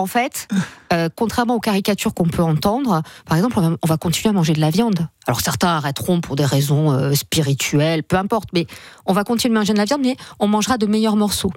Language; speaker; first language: French; native; French